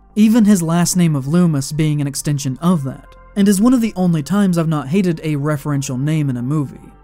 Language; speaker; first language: English; native; English